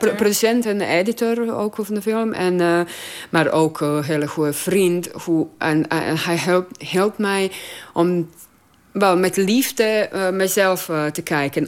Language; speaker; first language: Dutch; non-native, learner; Croatian